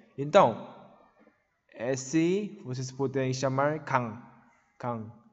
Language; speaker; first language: Portuguese; non-native, learner; Korean